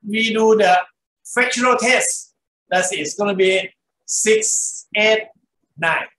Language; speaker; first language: English; non-native, fluent; Thai